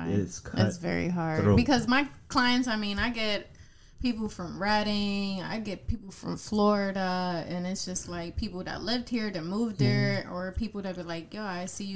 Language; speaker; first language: English; non-native, fluent; Spanish